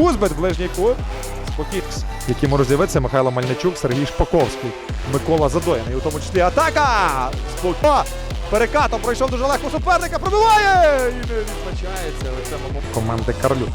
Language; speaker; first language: Ukrainian; native; Ukrainian